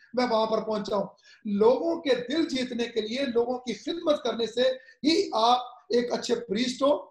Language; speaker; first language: Urdu; native; Urdu